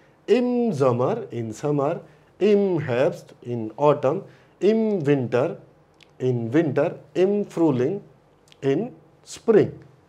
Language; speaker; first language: German; non-native, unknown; Hindi